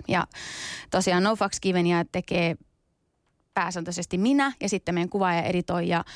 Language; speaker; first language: Finnish; early bilingual, other home language; Kurdish